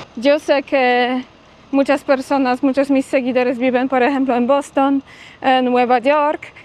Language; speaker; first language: Spanish; non-native, fluent; Polish